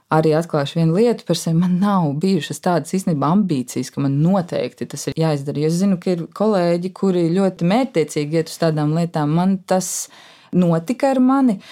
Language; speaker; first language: Latvian; native; Latvian